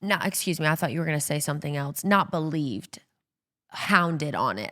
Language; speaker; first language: English; native; English